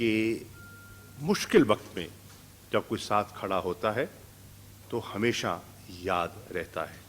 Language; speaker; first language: Urdu; native; Urdu